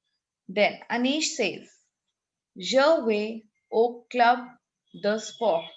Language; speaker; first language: French; non-native, fluent; Hindi